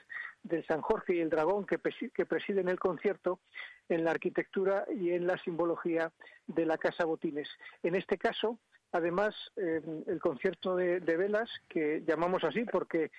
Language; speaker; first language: Spanish; native; Spanish